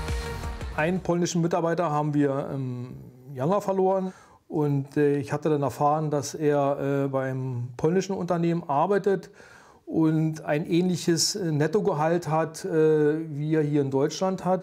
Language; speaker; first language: German; native; German